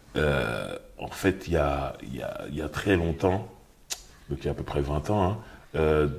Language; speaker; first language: French; native; French